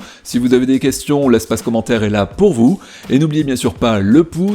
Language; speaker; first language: French; native; French